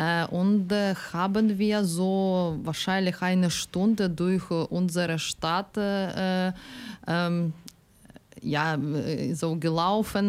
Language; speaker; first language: German; non-native, learner; Ukrainian